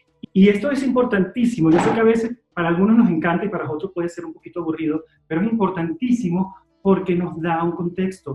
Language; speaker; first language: Spanish; native; Spanish